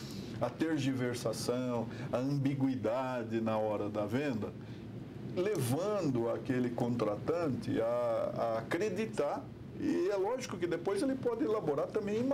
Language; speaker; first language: Portuguese; native; Portuguese